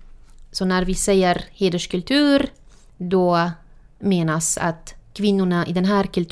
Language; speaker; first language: Swedish; non-native, fluent; Arabic